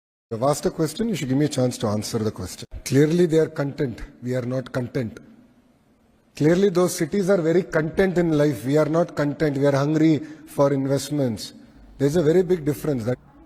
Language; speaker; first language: English; non-native, local second language; Telugu